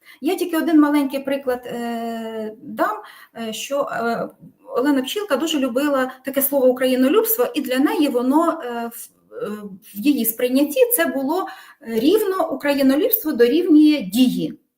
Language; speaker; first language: Ukrainian; native; Ukrainian